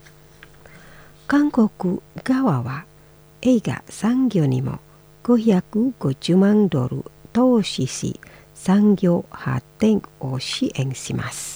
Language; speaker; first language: Japanese; non-native, fluent; Indonesian